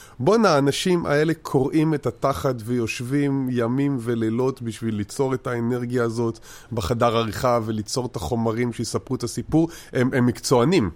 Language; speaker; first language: Hebrew; native; Hebrew